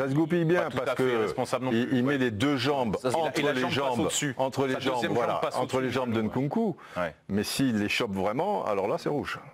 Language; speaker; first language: French; native; French